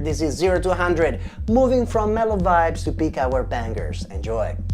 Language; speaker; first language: English; non-native, fluent; Italian